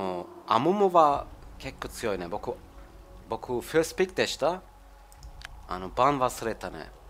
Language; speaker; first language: Japanese; non-native, learner; German